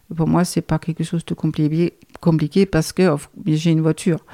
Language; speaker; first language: French; non-native, fluent; Danish